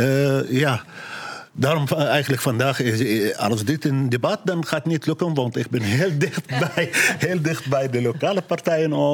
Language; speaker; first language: Dutch; non-native, learner; Arabic